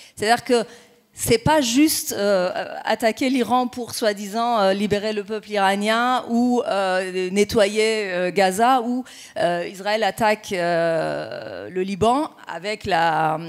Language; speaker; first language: French; non-native, fluent; Persian